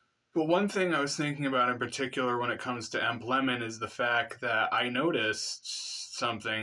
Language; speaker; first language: English; native; English